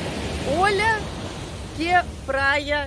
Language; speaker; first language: Portuguese; non-native, fluent; Russian